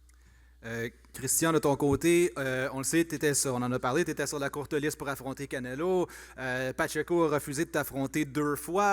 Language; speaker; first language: French; native; French